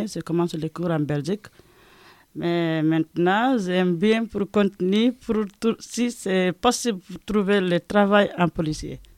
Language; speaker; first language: French; non-native, learner; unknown